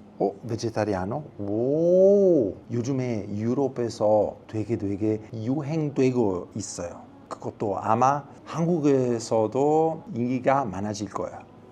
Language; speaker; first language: Korean; non-native, learner; Italian